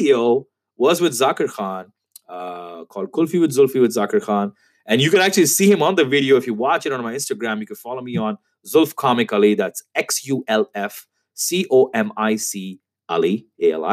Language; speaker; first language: English; non-native, local second language; Urdu